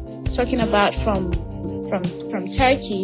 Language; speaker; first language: English; non-native, local second language; Hausa